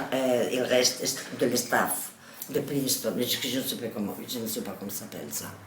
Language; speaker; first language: French; non-native, learner; Catalan